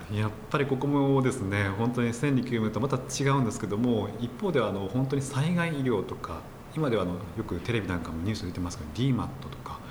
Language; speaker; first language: Japanese; native; Japanese